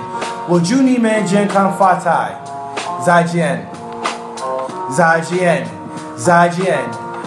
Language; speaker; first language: Chinese; non-native, learner; English